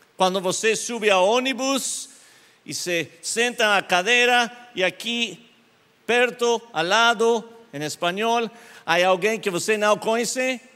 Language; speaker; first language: Portuguese; non-native, learner; English